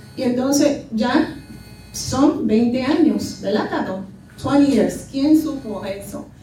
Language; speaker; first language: Spanish; early bilingual, heritage; Spanish